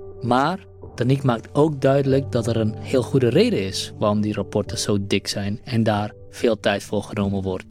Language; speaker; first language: Dutch; native; Dutch